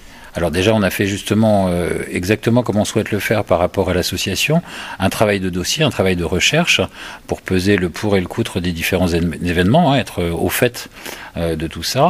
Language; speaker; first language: French; native; French